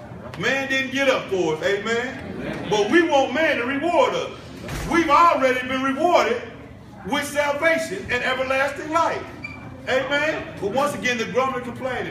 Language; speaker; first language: English; native; English